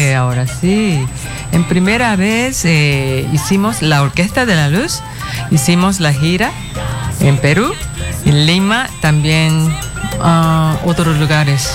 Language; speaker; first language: Spanish; non-native, learner; Japanese